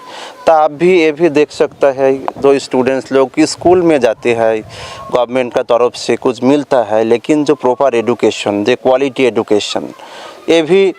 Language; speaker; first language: Hindi; non-native, local second language; Bangla